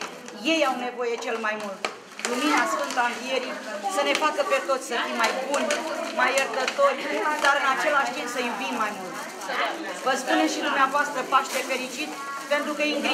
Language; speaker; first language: Romanian; native; Romanian